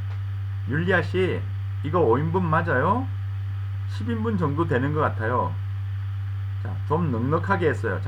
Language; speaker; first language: Korean; native; Korean